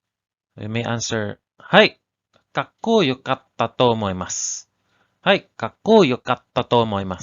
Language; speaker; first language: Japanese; non-native, learner; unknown